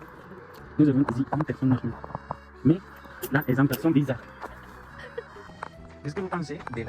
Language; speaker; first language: French; non-native, learner; Spanish